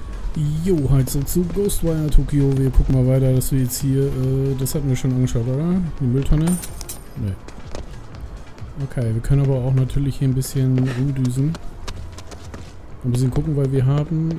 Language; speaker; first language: German; native; German